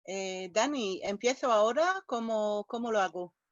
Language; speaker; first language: Spanish; non-native, fluent; Hebrew